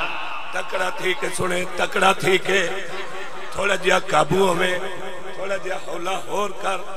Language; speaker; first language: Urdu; non-native, local second language; Saraiki